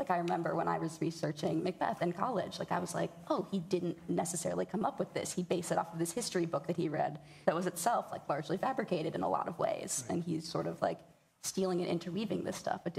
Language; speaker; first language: English; native; English